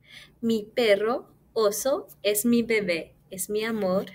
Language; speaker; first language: Spanish; early bilingual, heritage; English